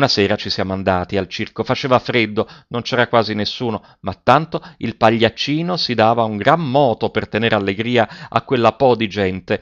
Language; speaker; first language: Italian; native; Italian